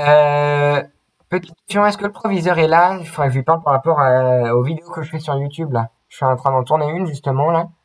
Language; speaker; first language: French; native; French